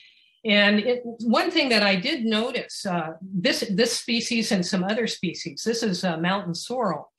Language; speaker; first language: English; native; English